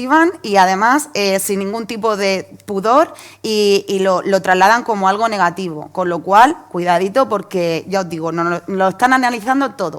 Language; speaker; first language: Spanish; native; Spanish